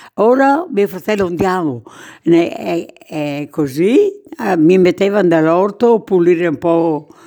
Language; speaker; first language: Italian; native; Italian